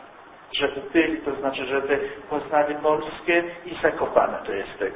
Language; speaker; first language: Polish; early bilingual, heritage; Polish